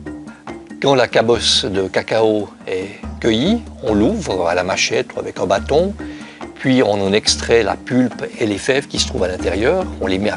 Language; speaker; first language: French; native; French